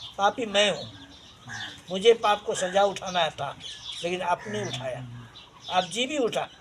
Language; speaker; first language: Hindi; non-native, local second language; Nepali